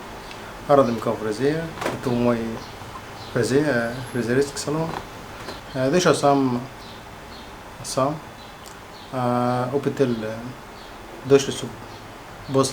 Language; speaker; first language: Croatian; non-native, learner; Arabic